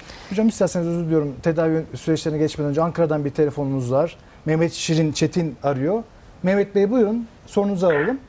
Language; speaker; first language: Turkish; native; Turkish